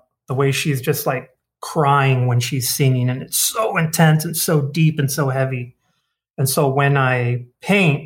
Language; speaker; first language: English; native; English